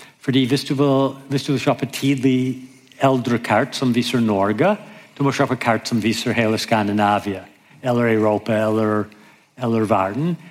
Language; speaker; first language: Norwegian; non-native, fluent; English